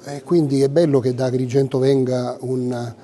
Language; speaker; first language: Italian; native; Italian